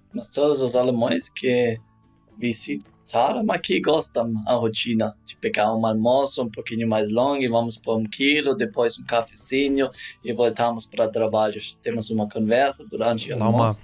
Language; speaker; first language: Portuguese; non-native, learner; German